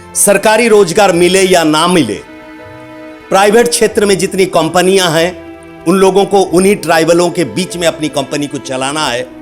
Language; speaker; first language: Hindi; non-native, local second language; Odia